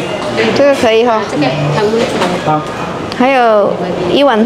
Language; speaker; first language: Chinese; non-native, fluent; Indonesian